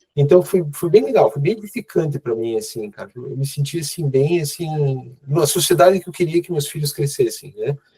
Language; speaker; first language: Portuguese; native; Portuguese